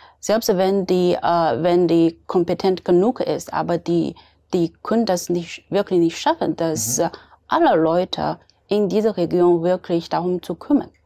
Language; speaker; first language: German; non-native, fluent; Chinese